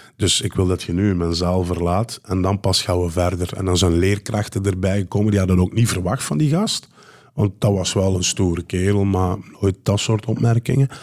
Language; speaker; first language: Dutch; non-native, local second language; Turkish